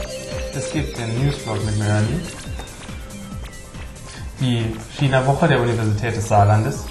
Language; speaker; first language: German; native; German